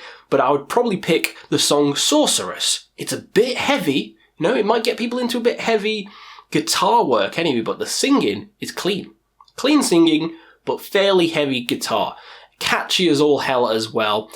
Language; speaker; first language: English; native; English